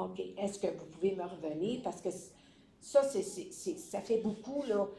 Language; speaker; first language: French; native; French